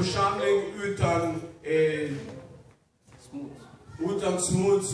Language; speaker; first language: Swedish; non-native, fluent; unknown